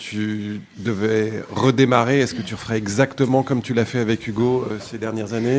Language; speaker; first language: French; native; French